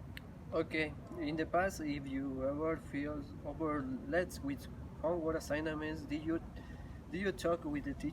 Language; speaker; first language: English; non-native, learner; Spanish